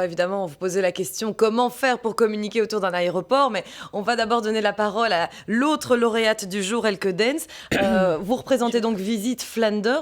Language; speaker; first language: French; native; French